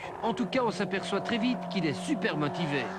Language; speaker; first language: French; native; French